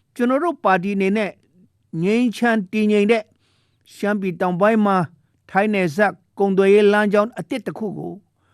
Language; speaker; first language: Burmese; non-native, local second language; Shan